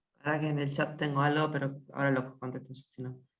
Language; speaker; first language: Spanish; native; Spanish